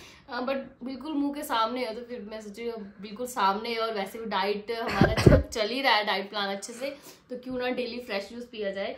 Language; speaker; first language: Hindi; native; Hindi